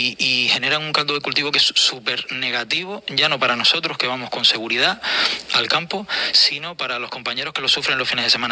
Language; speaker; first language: Spanish; native; Spanish